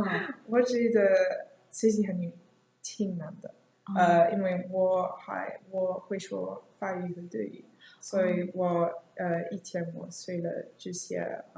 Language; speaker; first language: Chinese; non-native, learner; English